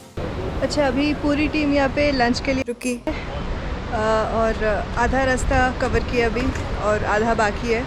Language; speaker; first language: Hindi; non-native, local second language; Bangla